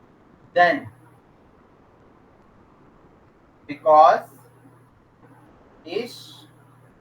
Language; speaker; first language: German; non-native, fluent; Urdu